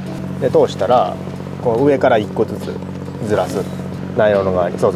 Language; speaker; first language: Japanese; native; Japanese